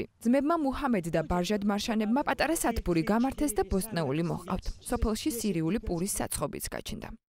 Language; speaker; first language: Georgian; native; Georgian